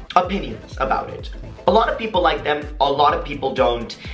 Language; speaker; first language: English; native; English